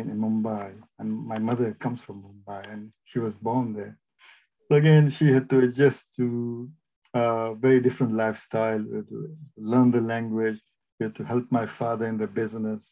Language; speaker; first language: English; non-native, local second language; Gujarati